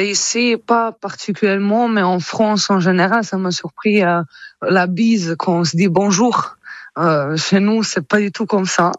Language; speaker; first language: French; non-native, fluent; Croatian